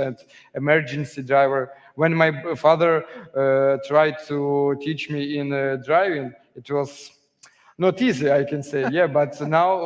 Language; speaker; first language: English; non-native, learner; Ukrainian